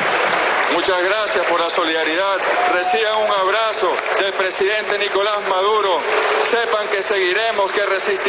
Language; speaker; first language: Spanish; native; Spanish